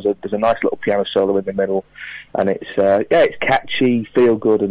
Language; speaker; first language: English; native; English